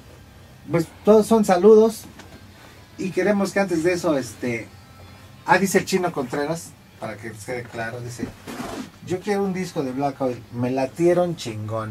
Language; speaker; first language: Spanish; native; Spanish